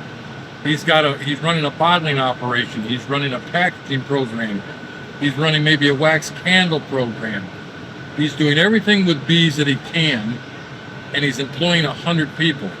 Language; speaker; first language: English; native; English